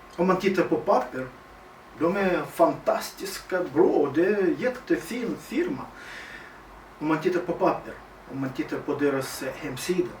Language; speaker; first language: Swedish; non-native, fluent; Russian